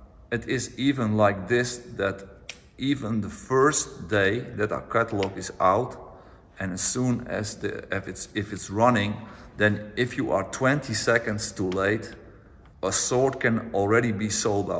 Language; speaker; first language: English; non-native, fluent; Dutch